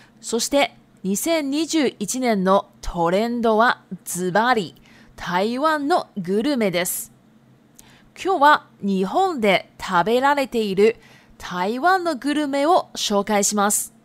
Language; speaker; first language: Japanese; non-native, fluent; Chinese